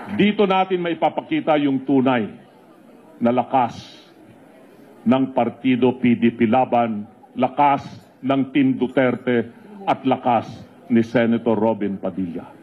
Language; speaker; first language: Filipino; non-native, local second language; Iloko